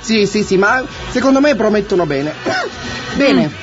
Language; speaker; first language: Italian; native; Italian